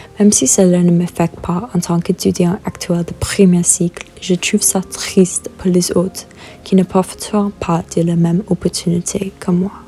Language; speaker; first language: French; non-native, local second language; English